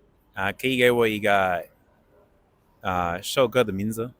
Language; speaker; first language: Chinese; non-native, learner; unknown